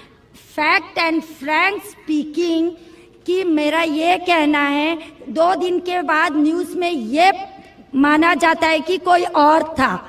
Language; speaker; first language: Hindi; non-native, local second language; Marathi